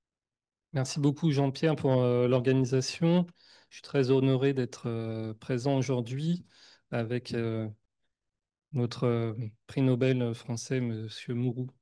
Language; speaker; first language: French; native; French